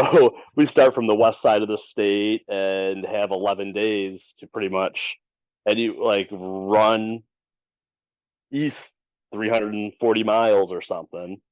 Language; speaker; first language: English; native; English